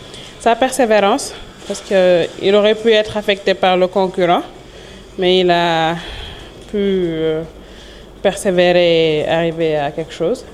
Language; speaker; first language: French; non-native, local second language; Wolof